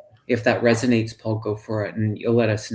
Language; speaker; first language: English; native; English